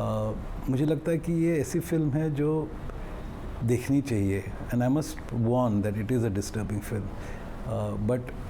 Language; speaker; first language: Hindi; native; Hindi